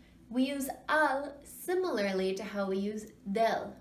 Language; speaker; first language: English; native; English